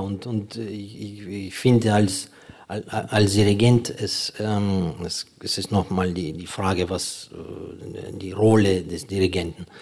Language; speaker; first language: German; non-native, fluent; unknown